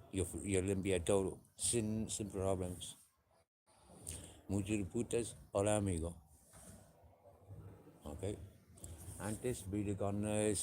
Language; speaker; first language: Spanish; non-native, learner; English